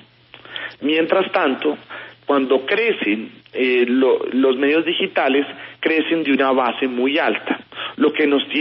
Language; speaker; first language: Spanish; native; Spanish